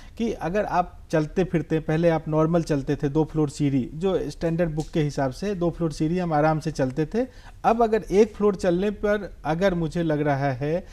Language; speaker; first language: Hindi; native; Hindi